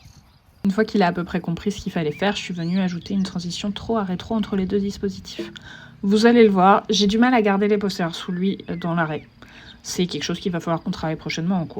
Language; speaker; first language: French; native; French